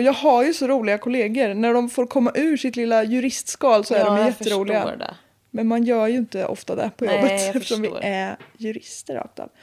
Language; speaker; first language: Swedish; native; Swedish